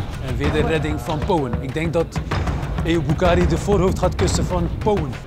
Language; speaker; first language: Dutch; native; Dutch